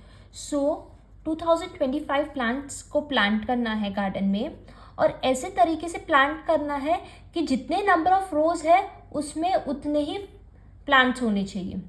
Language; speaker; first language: Hindi; native; Hindi